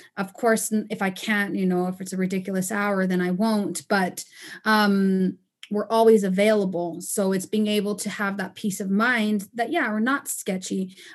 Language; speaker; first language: English; non-native, fluent; Spanish